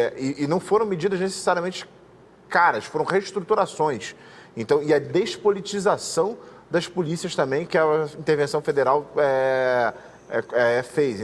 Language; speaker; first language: Portuguese; native; Portuguese